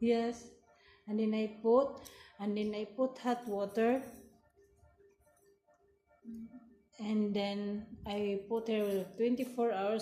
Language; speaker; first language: English; non-native, local second language; Filipino